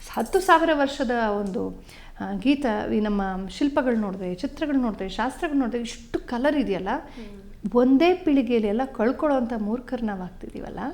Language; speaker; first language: Kannada; native; Kannada